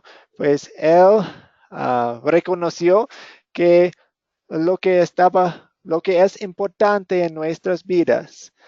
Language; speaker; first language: Spanish; non-native, fluent; English